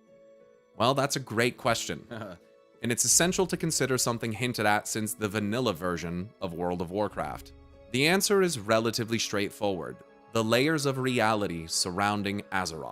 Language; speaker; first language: English; native; English